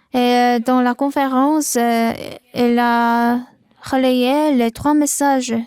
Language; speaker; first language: French; non-native, learner; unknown